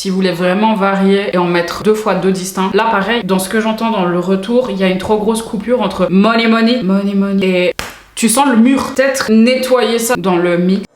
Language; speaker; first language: French; native; French